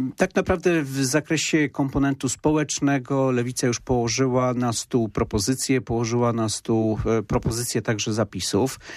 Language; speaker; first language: Polish; native; Polish